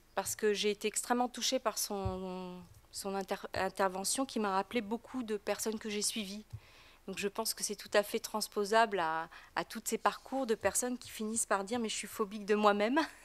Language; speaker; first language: French; native; French